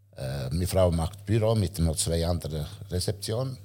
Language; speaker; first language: German; non-native, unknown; Italian